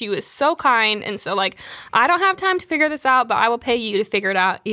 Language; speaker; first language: English; native; English